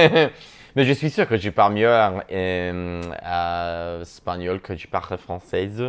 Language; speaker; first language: French; non-native, learner; English